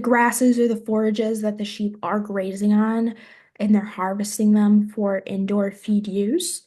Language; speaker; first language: English; native; English